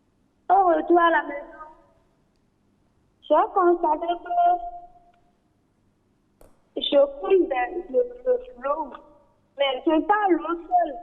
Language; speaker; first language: French; non-native, learner; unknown